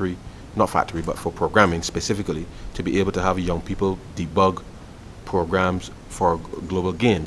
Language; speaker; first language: English; native; English